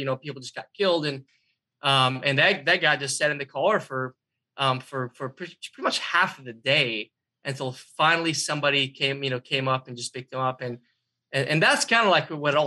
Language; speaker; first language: English; non-native, fluent; Arabic